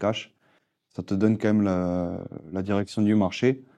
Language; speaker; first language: French; native; French